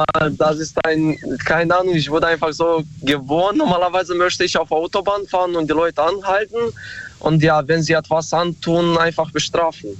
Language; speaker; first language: German; non-native, learner; Romanian